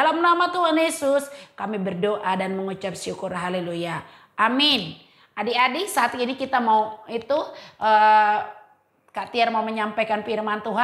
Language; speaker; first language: Indonesian; native; Indonesian